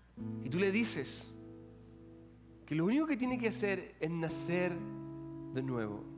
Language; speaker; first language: Spanish; native; Spanish